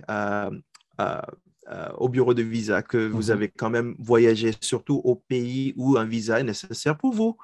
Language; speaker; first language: French; non-native, local second language; English